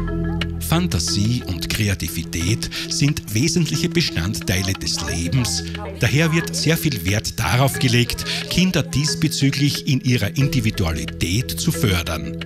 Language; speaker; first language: German; native; German